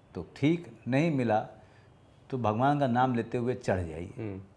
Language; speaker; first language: Hindi; native; Hindi